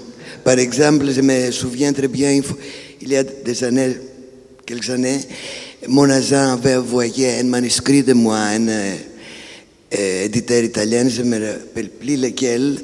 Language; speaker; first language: French; non-native, fluent; Greek